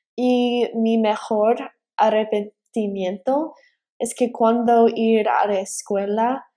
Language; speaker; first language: Spanish; early bilingual, heritage; Spanish